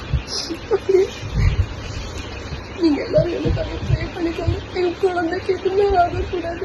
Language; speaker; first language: Tamil; non-native, local second language; Kannada